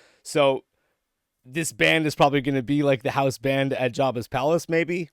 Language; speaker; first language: English; native; English